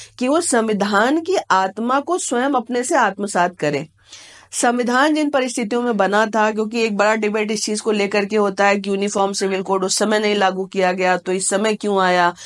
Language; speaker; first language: Hindi; native; Hindi